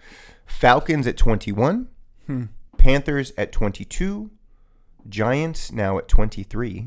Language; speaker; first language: English; native; English